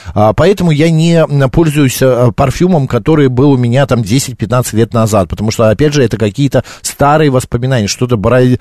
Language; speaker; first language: Russian; native; Russian